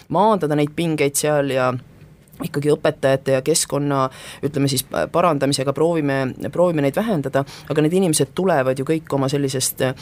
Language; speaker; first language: Estonian; native; Estonian